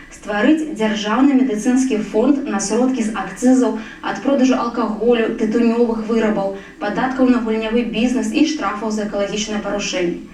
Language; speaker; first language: Belarusian; non-native, local second language; Russian